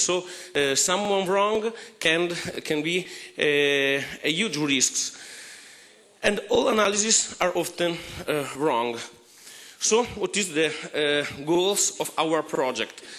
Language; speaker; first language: English; non-native, fluent; Italian